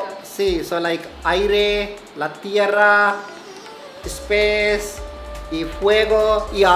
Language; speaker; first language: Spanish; non-native, learner; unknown